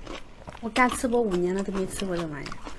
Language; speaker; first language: Chinese; native; Chinese